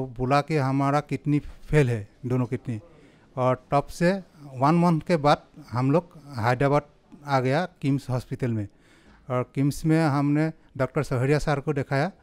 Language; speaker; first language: Hindi; non-native, local second language; Assamese